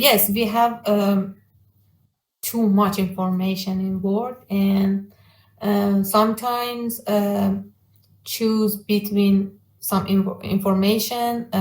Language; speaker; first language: English; non-native, learner; Persian